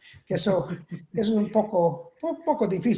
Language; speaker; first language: Spanish; non-native, fluent; English